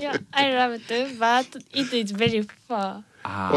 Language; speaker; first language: English; non-native, learner; Japanese